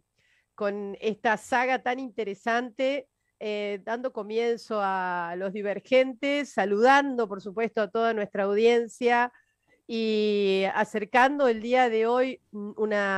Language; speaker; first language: Spanish; native; Spanish